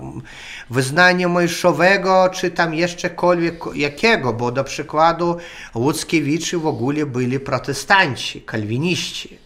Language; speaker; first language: Polish; non-native, learner; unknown